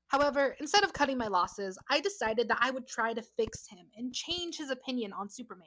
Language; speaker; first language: English; native; English